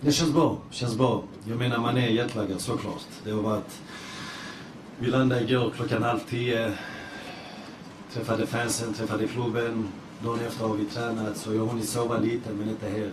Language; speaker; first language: Swedish; early bilingual, other home language; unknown